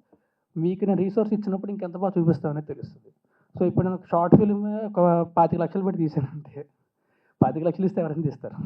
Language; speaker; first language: Telugu; native; Telugu